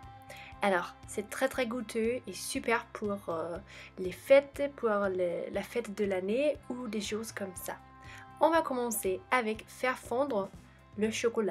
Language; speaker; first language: French; non-native, fluent; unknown